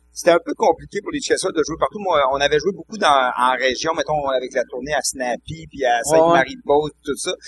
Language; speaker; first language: French; native; French